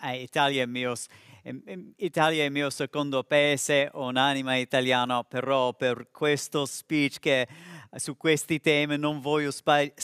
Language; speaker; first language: Italian; non-native, learner; English